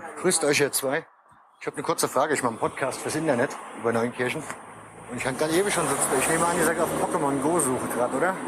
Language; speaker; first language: German; native; German